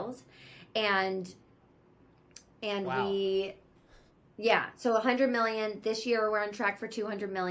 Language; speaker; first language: English; native; English